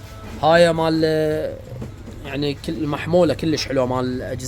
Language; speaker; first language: Arabic; native; Arabic